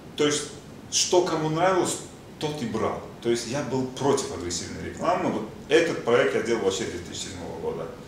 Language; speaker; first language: Russian; non-native, local second language; Azerbaijani